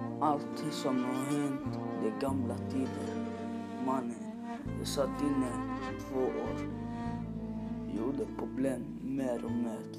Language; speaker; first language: Swedish; non-native, learner; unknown